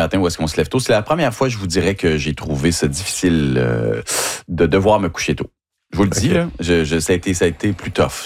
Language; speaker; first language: French; native; French